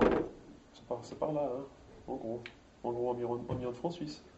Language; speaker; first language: French; native; French